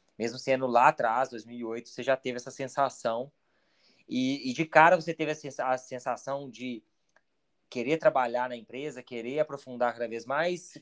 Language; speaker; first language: Portuguese; native; Portuguese